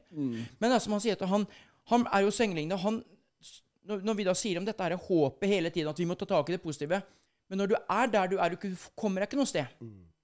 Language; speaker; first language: Norwegian; native; Norwegian